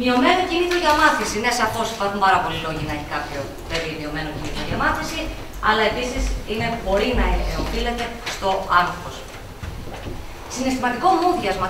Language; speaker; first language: Greek; native; Greek